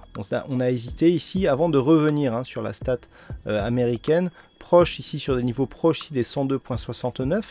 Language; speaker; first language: French; native; French